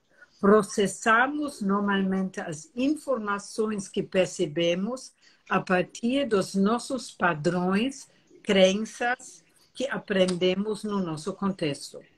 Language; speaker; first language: Portuguese; non-native, fluent; German